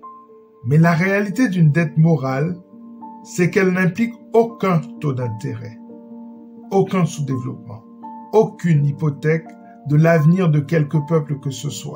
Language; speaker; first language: French; non-native, local second language; Haitian Creole